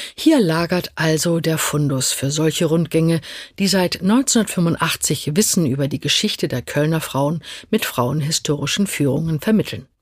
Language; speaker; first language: German; native; German